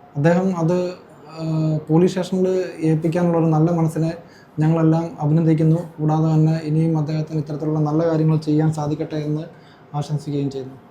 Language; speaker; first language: Malayalam; native; Malayalam